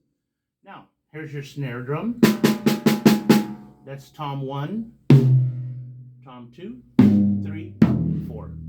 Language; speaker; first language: English; native; English